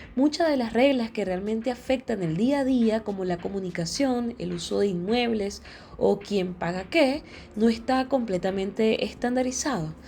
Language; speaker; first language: Spanish; native; Spanish